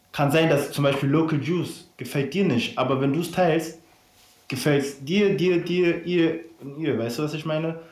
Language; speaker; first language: German; native; German